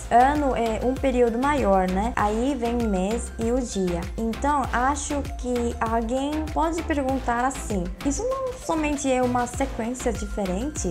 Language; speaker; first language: Portuguese; non-native, fluent; Korean